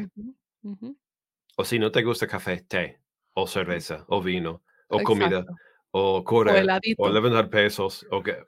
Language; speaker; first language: Spanish; non-native, learner; English